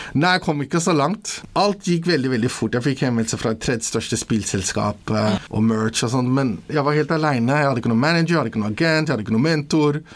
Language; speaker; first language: Norwegian; early bilingual, other home language; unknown